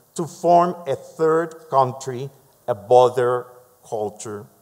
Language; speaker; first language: Spanish; native; Spanish